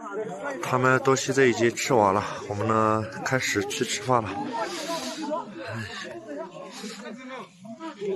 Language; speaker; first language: Chinese; non-native, local second language; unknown